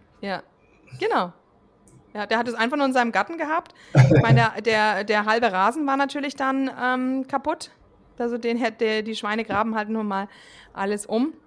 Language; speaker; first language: German; native; German